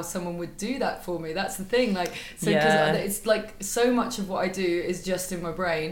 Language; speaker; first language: English; native; English